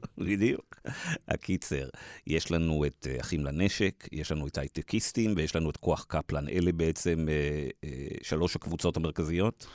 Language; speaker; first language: Hebrew; native; Hebrew